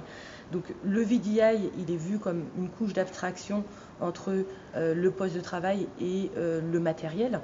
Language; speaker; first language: French; native; French